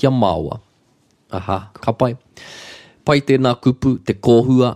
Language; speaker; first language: Māori; non-native, local second language; English